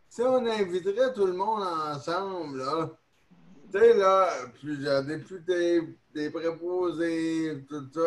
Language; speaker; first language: French; native; French